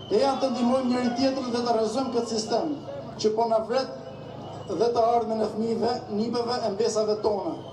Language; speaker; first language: Albanian; native; Albanian